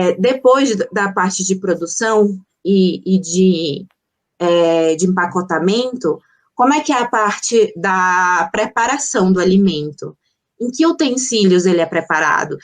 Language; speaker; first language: Portuguese; early bilingual, other home language; Spanish